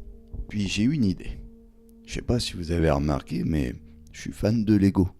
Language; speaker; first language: French; native; French